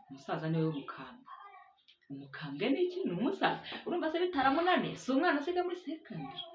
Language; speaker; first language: Kinyarwanda; native; Kinyarwanda